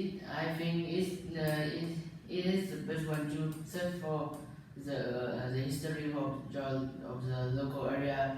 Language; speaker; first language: English; non-native, learner; Vietnamese